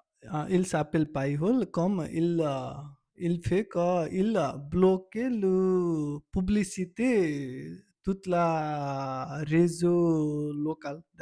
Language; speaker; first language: French; non-native, learner; Nepali